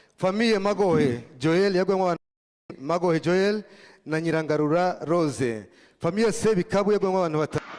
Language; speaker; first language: Kinyarwanda; native; Kinyarwanda